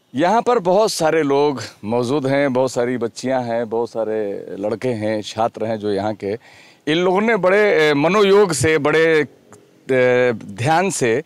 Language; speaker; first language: Hindi; native; Hindi